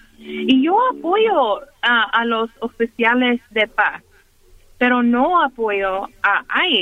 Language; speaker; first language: Spanish; early bilingual, heritage; Spanish